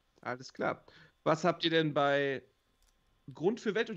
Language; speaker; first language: German; native; German